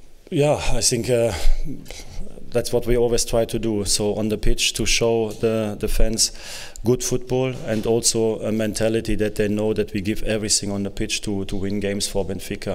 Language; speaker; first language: English; non-native, fluent; German